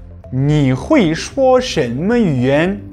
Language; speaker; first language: Chinese; non-native, fluent; Kazakh